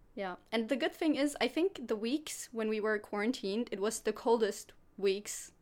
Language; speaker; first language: English; non-native, fluent; German